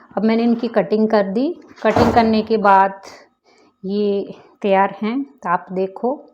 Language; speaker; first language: Hindi; non-native, local second language; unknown